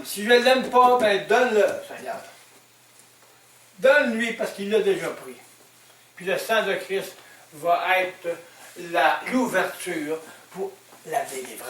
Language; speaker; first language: French; native; French